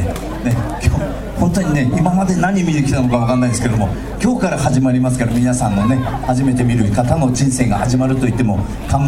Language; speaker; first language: Japanese; native; Japanese